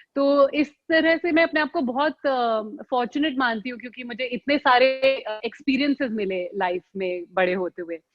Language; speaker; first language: Hindi; native; Hindi